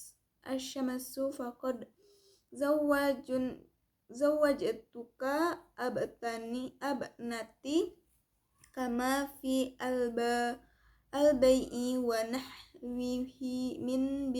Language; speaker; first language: Arabic; non-native, learner; Indonesian